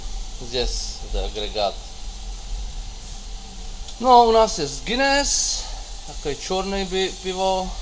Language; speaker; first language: Russian; early bilingual, heritage; Russian